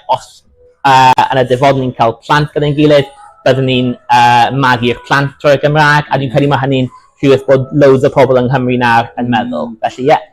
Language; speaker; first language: Welsh; non-native, local second language; English